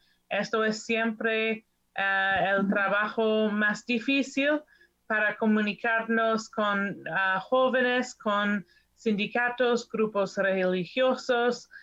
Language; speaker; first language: Spanish; non-native, fluent; English